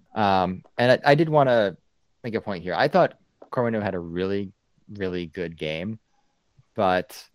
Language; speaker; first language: English; native; English